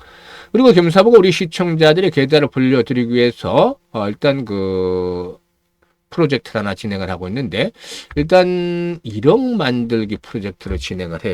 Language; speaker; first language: Korean; native; Korean